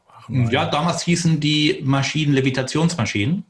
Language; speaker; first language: German; native; German